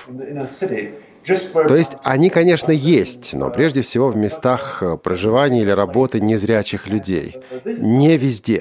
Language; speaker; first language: Russian; non-native, fluent; German